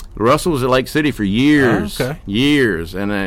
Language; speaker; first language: English; native; English